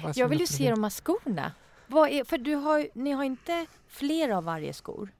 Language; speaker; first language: Swedish; non-native, fluent; Persian